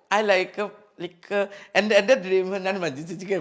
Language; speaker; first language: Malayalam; non-native, fluent; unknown